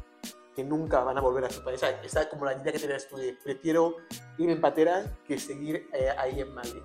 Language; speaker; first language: Spanish; native; Spanish